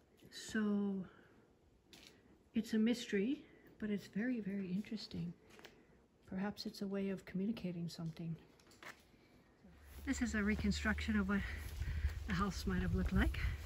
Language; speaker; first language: English; native; English